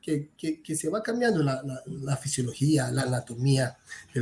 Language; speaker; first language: Spanish; native; Spanish